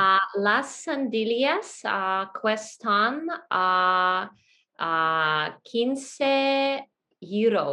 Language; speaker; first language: Spanish; non-native, learner; Russian